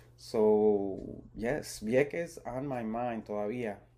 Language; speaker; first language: Spanish; early bilingual, heritage; Spanish